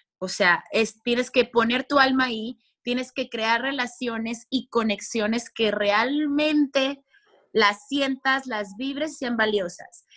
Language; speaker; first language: Spanish; native; Spanish